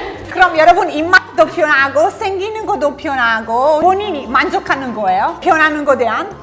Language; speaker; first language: Korean; non-native, fluent; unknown